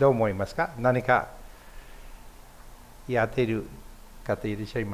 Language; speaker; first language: Japanese; non-native, fluent; English